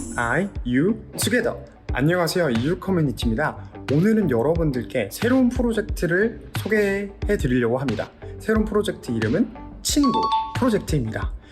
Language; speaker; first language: Korean; native; Korean